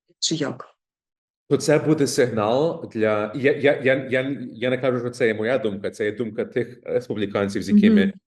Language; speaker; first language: Ukrainian; early bilingual, heritage; Ukrainian